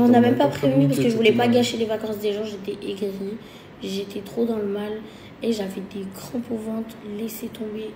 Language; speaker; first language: French; native; French